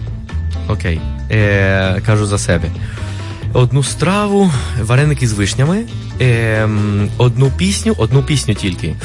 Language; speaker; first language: Ukrainian; non-native, fluent; Spanish